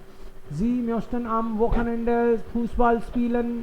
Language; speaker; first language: German; non-native, fluent; Hindi